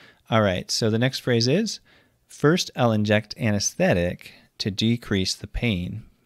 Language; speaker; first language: English; native; English